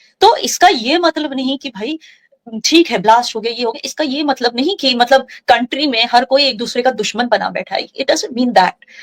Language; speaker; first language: Hindi; non-native, local second language; Kashmiri